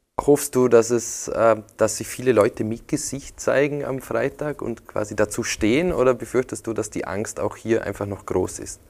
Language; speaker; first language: German; native; German